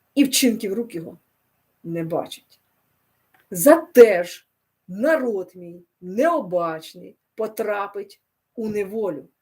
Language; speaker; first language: Ukrainian; non-native, local second language; Russian